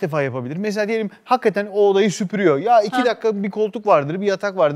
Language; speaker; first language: Turkish; native; Turkish